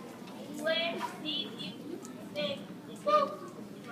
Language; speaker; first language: English; non-native, learner; Spanish